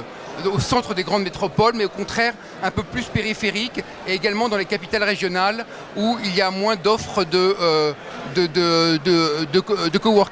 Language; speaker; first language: French; native; French